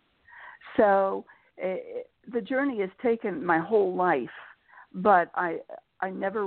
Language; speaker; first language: English; native; English